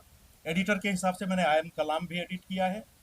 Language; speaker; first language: Hindi; native; Hindi